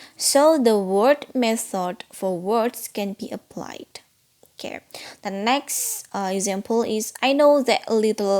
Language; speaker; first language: English; non-native, learner; Indonesian